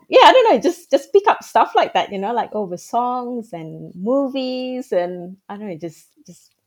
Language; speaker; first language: English; non-native, local second language; Malay